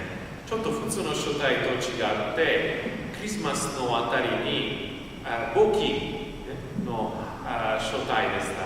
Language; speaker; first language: Japanese; non-native, fluent; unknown